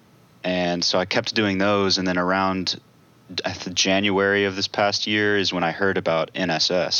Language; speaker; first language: English; native; English